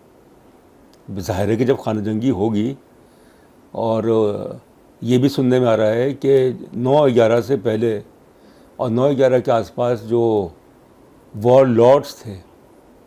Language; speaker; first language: Urdu; native; Urdu